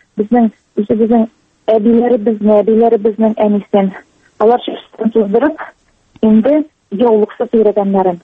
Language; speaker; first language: Tatar; native; Tatar